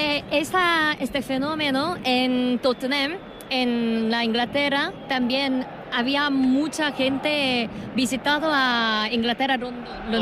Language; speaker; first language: Spanish; non-native, learner; Korean